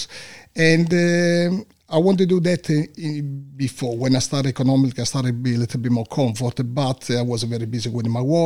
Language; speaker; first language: English; non-native, learner; Italian